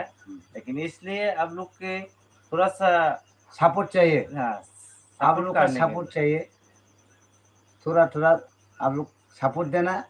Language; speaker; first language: Hindi; non-native, local second language; Kok Borok